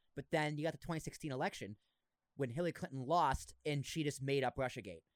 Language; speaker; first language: English; native; English